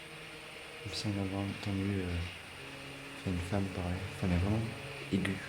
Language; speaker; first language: French; native; French